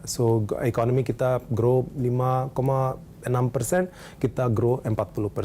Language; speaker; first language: Indonesian; non-native, learner; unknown